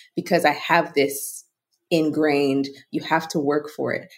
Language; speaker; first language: English; non-native, local second language; Yoruba